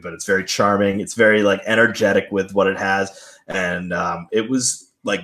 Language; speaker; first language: English; native; English